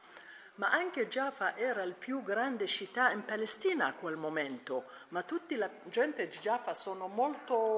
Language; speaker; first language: Italian; non-native, learner; Arabic